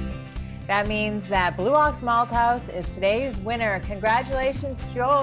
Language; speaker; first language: English; native; English